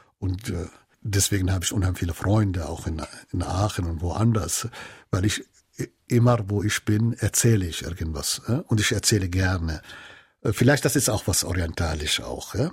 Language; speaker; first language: German; non-native, fluent; Arabic